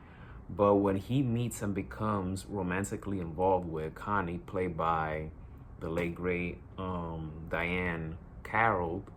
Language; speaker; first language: English; native; English